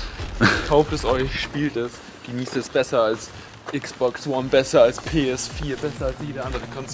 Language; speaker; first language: German; native; German